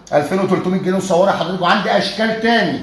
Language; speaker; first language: Arabic; native; Arabic